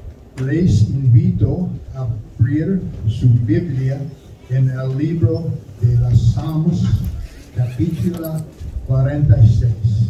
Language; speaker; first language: Spanish; non-native, learner; German